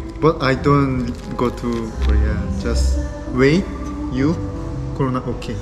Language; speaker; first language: English; non-native, learner; Korean